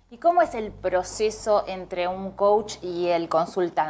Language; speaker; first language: Spanish; native; Spanish